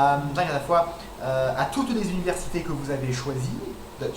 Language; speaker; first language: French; non-native, fluent; English